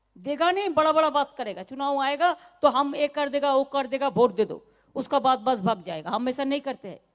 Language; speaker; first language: Hindi; non-native, local second language; Bangla